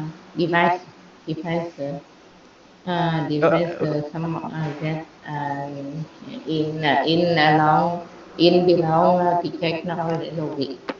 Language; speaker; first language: English; non-native, learner; Vietnamese